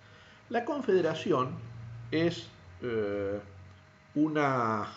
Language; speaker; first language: Spanish; native; Spanish